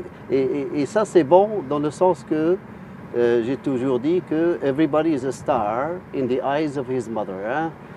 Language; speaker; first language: French; non-native, local second language; Arabic